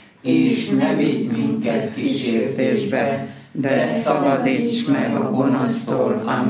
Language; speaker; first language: Hungarian; native; Hungarian